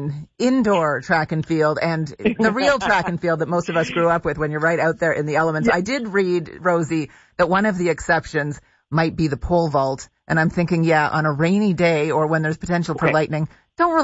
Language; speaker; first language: English; native; English